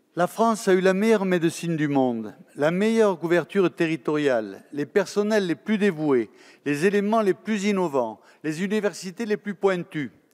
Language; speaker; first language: French; native; French